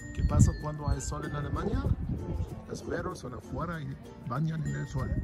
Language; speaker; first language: Spanish; non-native, learner; German